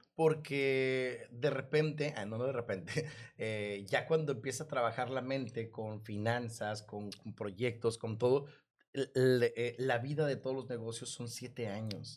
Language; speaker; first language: Spanish; native; Spanish